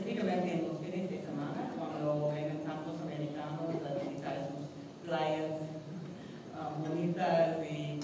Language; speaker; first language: Spanish; non-native, fluent; English